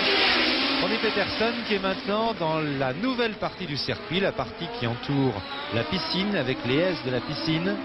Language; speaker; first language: French; native; French